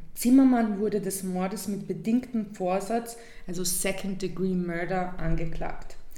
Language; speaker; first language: German; early bilingual, other home language; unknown